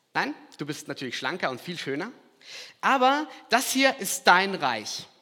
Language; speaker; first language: German; early bilingual, other home language; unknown